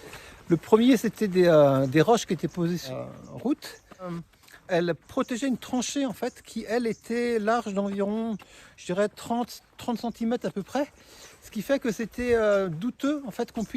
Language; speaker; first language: French; native; French